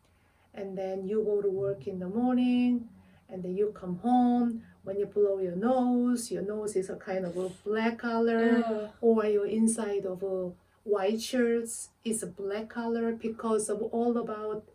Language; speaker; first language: English; non-native, fluent; Korean